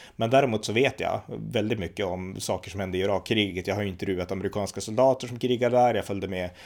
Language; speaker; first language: Swedish; native; Swedish